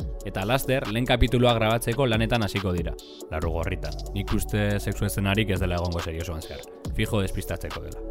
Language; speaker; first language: Basque; native; Basque